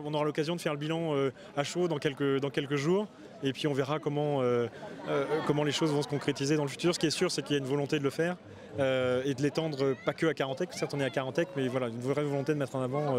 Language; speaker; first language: French; native; French